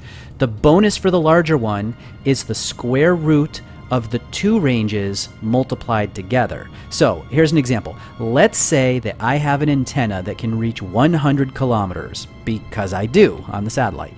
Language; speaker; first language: English; native; English